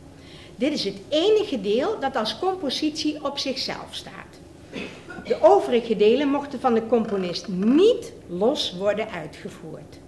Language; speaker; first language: Dutch; native; Dutch